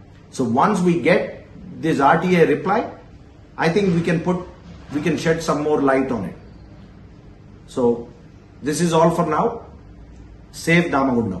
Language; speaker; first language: English; non-native, local second language; Telugu